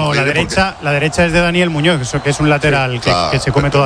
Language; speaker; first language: Spanish; native; Spanish